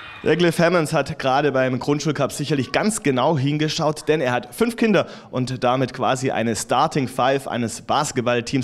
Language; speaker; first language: German; native; German